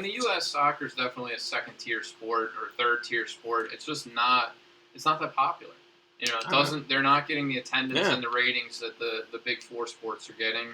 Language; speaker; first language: English; native; English